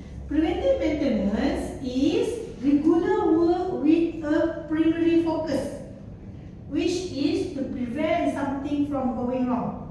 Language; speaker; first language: English; non-native, local second language; Malay